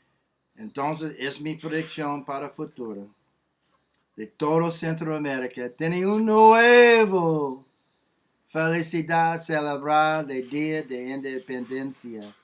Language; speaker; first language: Spanish; non-native, learner; English